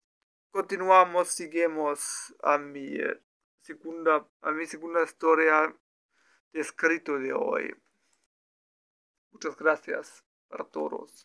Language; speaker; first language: Spanish; non-native, learner; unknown